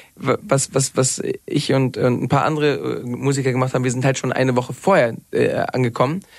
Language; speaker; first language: German; non-native, fluent; Spanish